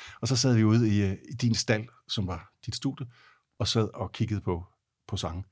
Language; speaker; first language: Danish; native; Danish